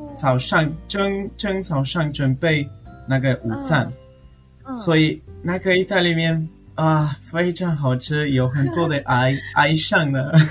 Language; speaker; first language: Chinese; non-native, learner; Spanish